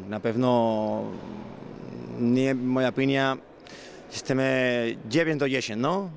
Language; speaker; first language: Polish; non-native, learner; Spanish